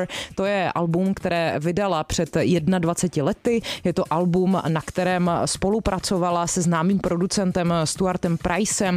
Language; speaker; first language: Czech; native; Czech